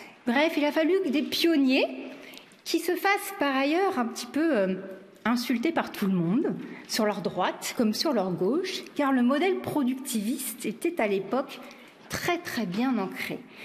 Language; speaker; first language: French; native; French